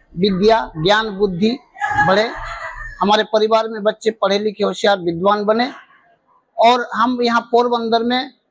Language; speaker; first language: Hindi; non-native, local second language; Bangla